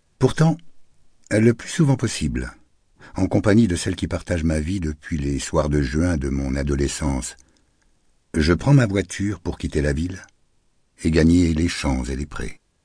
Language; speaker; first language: French; native; French